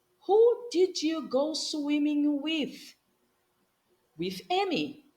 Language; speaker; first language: English; non-native, fluent; Portuguese